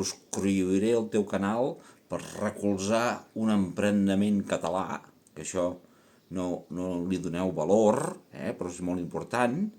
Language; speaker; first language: Catalan; non-native, local second language; Spanish